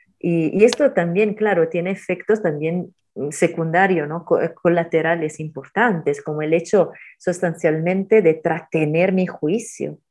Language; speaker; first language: Spanish; non-native, fluent; Italian